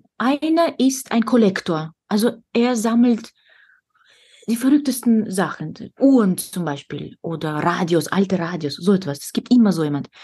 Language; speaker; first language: German; non-native, fluent; Russian